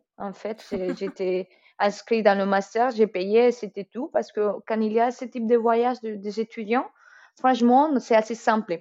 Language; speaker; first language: French; non-native, fluent; Spanish